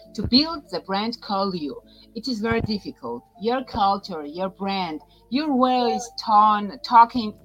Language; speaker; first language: English; non-native, fluent; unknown